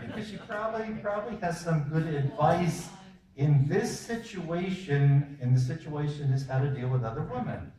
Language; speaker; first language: English; native; English